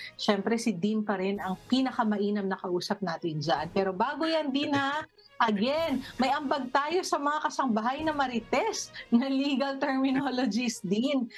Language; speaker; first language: Filipino; native; Filipino